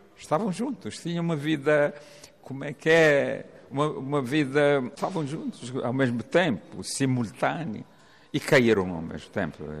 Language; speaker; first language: Portuguese; non-native, local second language; Kabuverdianu